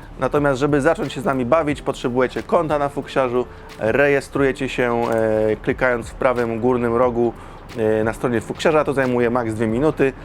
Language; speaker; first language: Polish; native; Polish